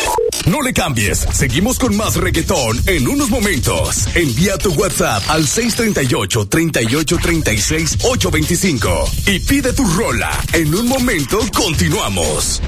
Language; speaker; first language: Spanish; native; Spanish